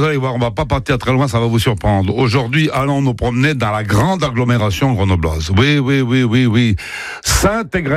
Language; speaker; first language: French; native; French